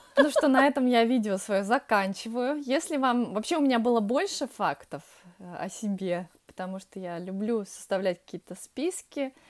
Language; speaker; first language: Russian; early bilingual, heritage; Russian